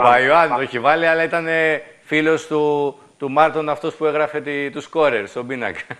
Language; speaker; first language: Greek; native; Greek